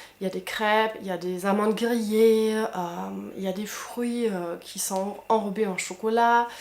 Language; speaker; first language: French; non-native, fluent; German